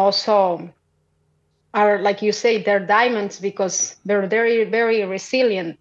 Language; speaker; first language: English; non-native, fluent; Quechua